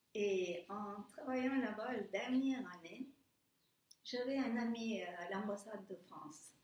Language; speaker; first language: French; non-native, fluent; Turkish